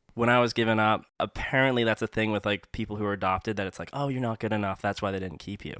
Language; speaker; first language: English; native; English